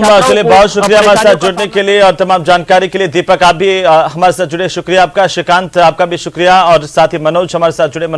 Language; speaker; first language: Hindi; native; Hindi